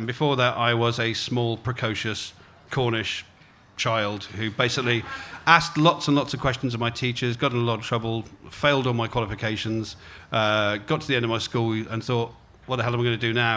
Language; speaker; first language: English; native; English